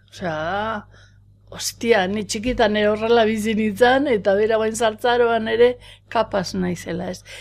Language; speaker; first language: Basque; native; Basque